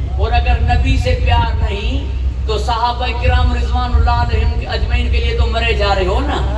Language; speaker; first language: Urdu; non-native, local second language; Sindhi